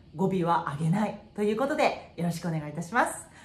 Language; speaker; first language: Japanese; native; Japanese